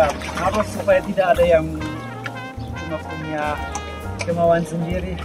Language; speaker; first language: Indonesian; non-native, learner; German